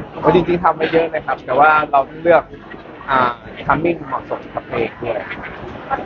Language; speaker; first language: Thai; native; Thai